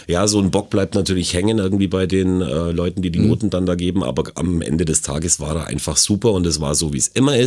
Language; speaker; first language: German; native; German